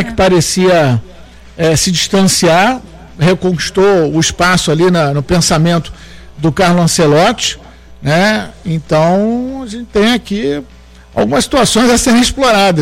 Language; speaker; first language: Portuguese; native; Portuguese